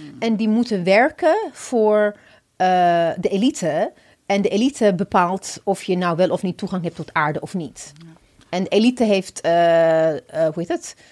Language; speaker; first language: Dutch; non-native, fluent; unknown